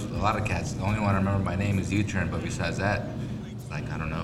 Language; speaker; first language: English; early bilingual, other home language; Spanish